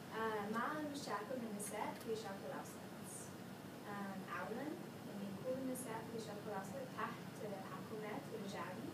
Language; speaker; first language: Arabic; non-native, learner; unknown